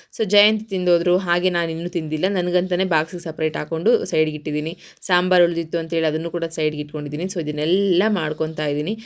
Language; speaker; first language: Kannada; non-native, local second language; Telugu